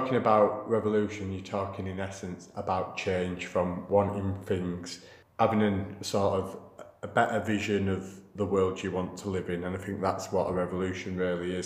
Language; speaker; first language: English; native; English